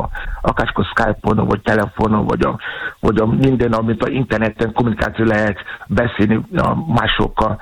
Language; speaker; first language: Hungarian; non-native, fluent; Yoruba